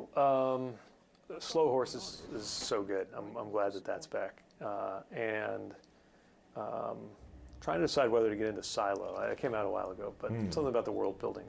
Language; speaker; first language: English; native; English